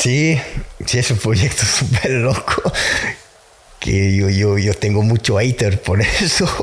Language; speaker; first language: Spanish; non-native, fluent; French